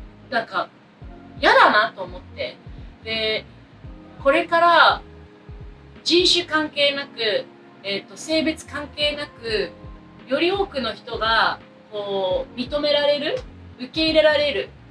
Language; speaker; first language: Japanese; early bilingual, heritage; Japanese